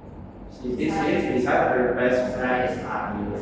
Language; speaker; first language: English; non-native, local second language; Indonesian